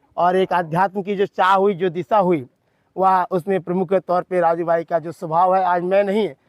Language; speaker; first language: Hindi; non-native, local second language; Gujarati